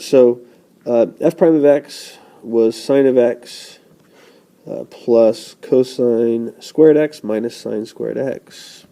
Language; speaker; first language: English; native; English